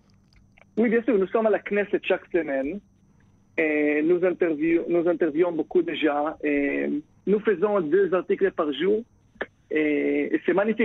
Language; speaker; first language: French; non-native, fluent; Hebrew